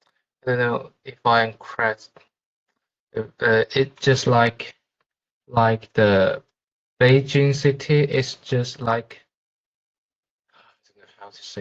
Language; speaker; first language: English; non-native, fluent; Chinese